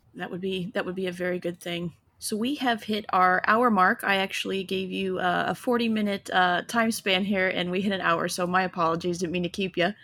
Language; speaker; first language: English; native; English